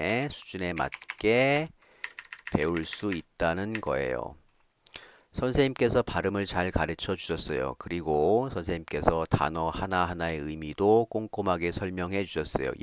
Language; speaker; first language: Korean; native; Korean